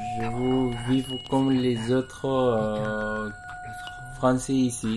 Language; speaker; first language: French; non-native, learner; Persian